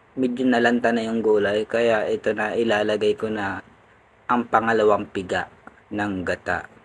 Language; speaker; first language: Filipino; non-native, local second language; Bikol